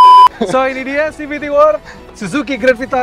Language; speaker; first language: Indonesian; native; Indonesian